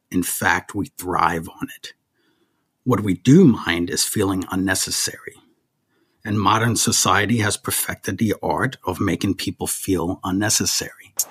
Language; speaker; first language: English; early bilingual, other home language; German